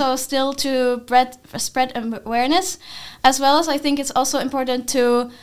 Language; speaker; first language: English; non-native, fluent; Finnish